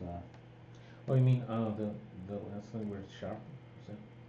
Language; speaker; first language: English; native; English